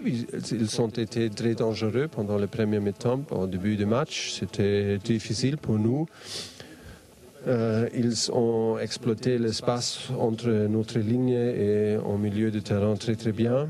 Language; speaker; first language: French; non-native, fluent; German